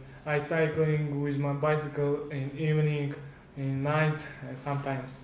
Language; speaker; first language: English; non-native, learner; Kazakh